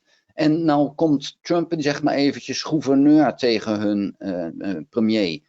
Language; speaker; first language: Dutch; native; Dutch